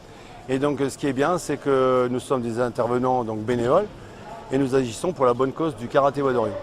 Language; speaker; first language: French; native; French